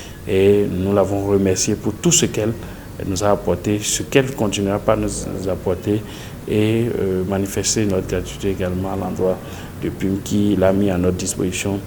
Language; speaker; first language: French; native; French